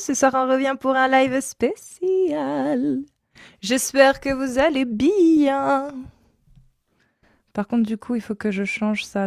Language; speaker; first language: French; native; French